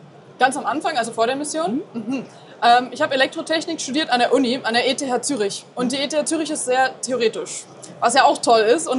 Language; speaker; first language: German; native; German